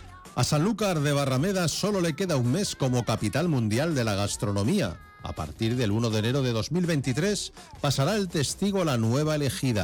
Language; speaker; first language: Spanish; native; Spanish